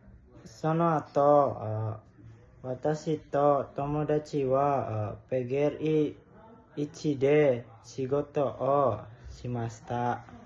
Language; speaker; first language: Japanese; non-native, learner; Indonesian